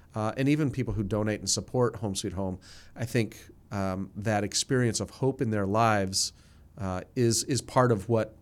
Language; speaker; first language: English; native; English